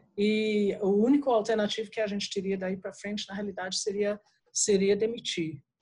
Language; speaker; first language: Portuguese; non-native, fluent; English